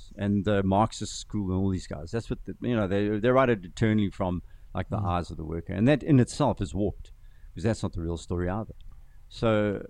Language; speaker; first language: English; non-native, local second language; Zulu